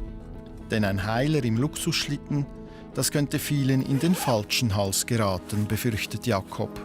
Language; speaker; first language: German; native; German